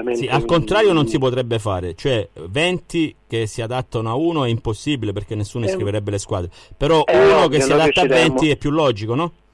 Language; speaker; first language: Italian; native; Italian